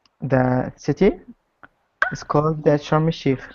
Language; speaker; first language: English; non-native, learner; Arabic